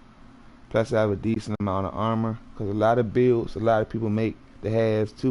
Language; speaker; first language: English; native; English